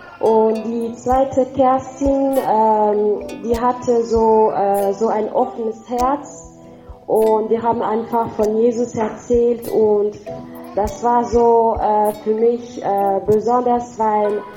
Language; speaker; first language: German; non-native, fluent; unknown